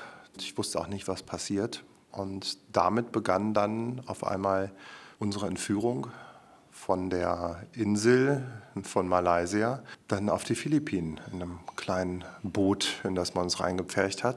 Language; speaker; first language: German; native; German